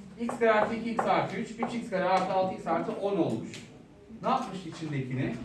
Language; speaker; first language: Turkish; native; Turkish